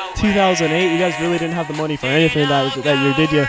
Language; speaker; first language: English; native; English